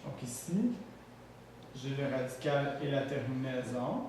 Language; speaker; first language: French; native; French